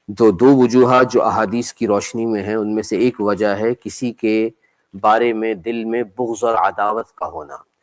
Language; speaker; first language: Urdu; native; Urdu